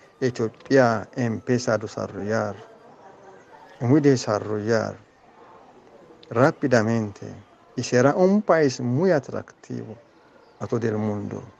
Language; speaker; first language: Spanish; non-native, learner; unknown